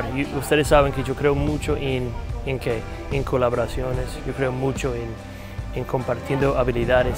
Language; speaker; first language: Spanish; non-native, fluent; English